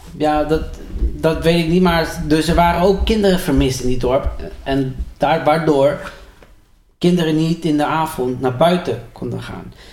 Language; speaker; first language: Dutch; early bilingual, other home language; Spanish